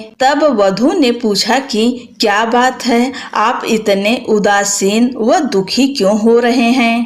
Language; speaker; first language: Hindi; native; Hindi